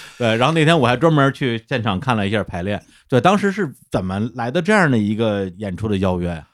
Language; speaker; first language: Chinese; native; Chinese